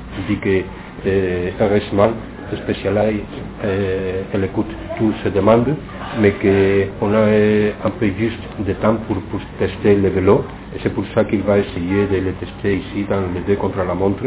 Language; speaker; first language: French; non-native, fluent; Spanish